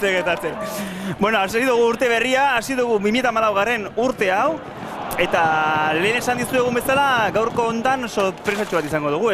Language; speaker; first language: Basque; native; Basque